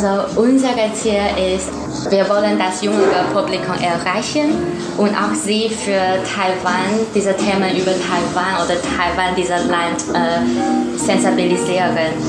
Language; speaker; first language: German; non-native, learner; Chinese